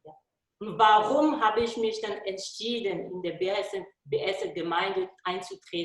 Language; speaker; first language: German; non-native, learner; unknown